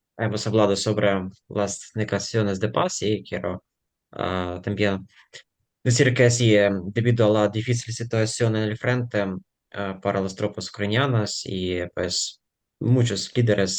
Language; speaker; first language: Spanish; non-native, fluent; Ukrainian